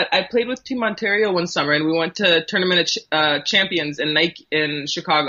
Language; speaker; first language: English; native; English